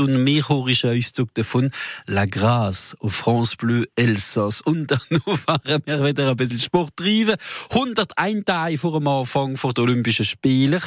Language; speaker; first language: German; native; German